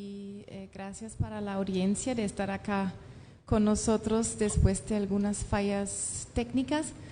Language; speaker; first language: Spanish; non-native, fluent; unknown